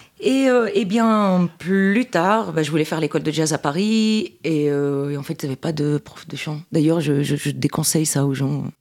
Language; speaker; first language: French; non-native, local second language; Arabic